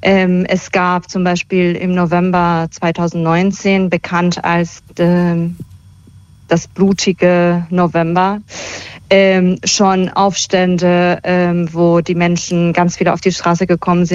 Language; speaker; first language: German; early bilingual, other home language; Persian